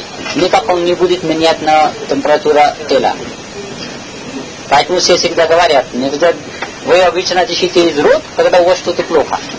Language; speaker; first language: Russian; non-native, learner; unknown